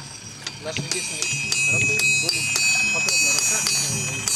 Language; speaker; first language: Russian; non-native, local second language; Kyrgyz